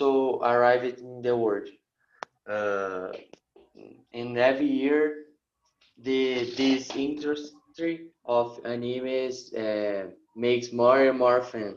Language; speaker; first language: English; non-native, learner; Portuguese